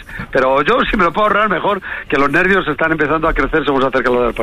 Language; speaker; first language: Spanish; native; Spanish